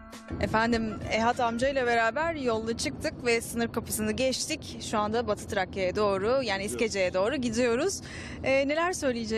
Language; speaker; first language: Turkish; native; Turkish